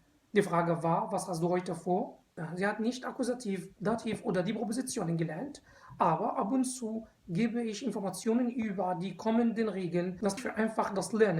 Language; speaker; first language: German; non-native, fluent; Arabic